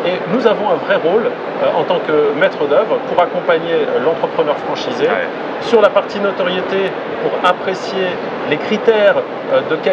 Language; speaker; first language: French; native; French